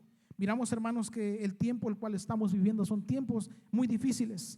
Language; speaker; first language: Spanish; native; Spanish